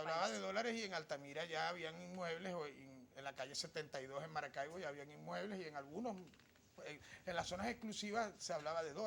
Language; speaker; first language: Spanish; native; Spanish